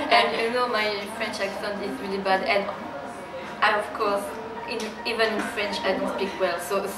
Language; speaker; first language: English; non-native, learner; French